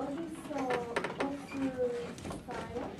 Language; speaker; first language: Korean; non-native, learner; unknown